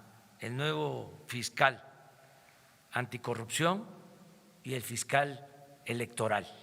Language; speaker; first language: Spanish; native; Spanish